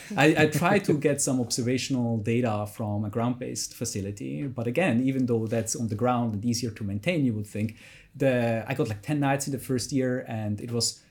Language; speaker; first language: English; non-native, fluent; German